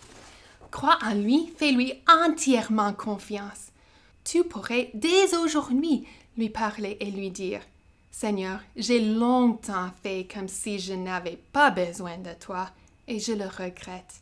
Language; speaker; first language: French; native; French